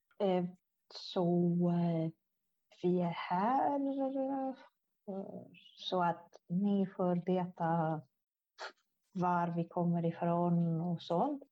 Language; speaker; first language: Swedish; non-native, fluent; Italian